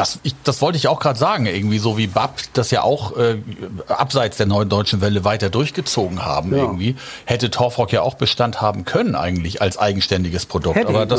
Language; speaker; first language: German; native; German